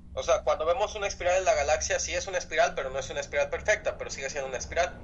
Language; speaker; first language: Spanish; native; Spanish